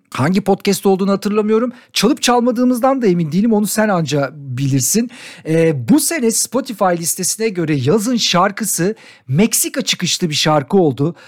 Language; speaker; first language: Turkish; native; Turkish